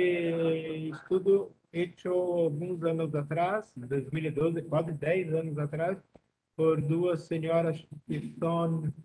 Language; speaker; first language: Spanish; non-native, learner; Portuguese